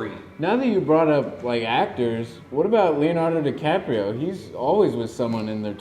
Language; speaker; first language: English; native; English